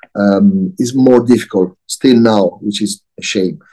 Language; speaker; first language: English; non-native, fluent; Italian